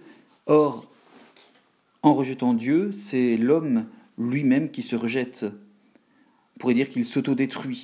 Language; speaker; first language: French; native; French